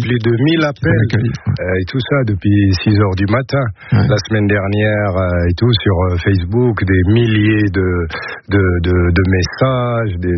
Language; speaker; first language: French; non-native, local second language; Arabic